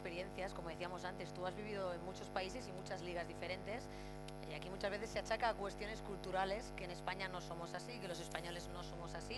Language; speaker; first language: Spanish; native; Spanish